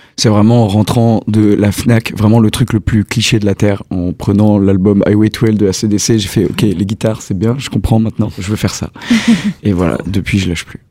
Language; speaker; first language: French; native; French